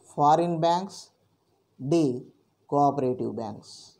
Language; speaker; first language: English; non-native, local second language; Telugu